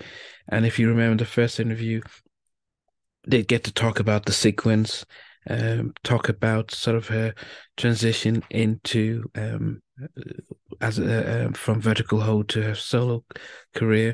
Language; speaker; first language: English; native; English